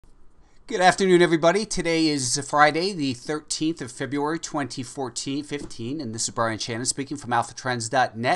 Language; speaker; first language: English; native; English